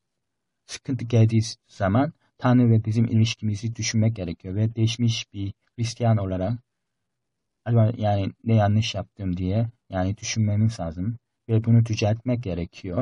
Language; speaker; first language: Turkish; non-native, fluent; Korean